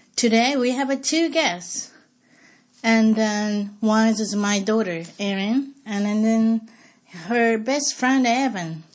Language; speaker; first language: English; non-native, fluent; Japanese